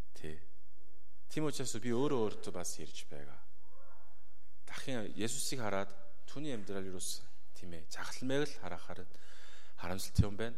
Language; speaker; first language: Mongolian; non-native, fluent; Korean